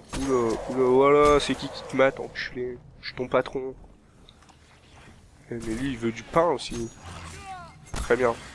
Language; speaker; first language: French; native; French